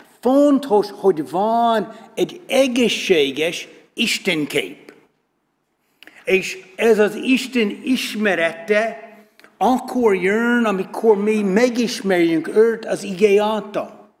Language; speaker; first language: Hungarian; non-native, learner; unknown